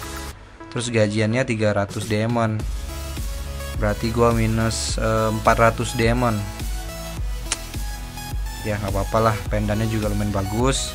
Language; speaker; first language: Indonesian; native; Indonesian